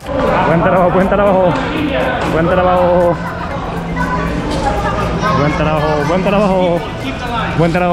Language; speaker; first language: Spanish; non-native, learner; Japanese